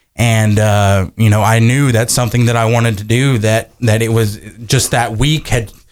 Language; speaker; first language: English; native; English